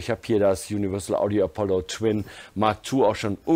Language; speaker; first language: German; native; German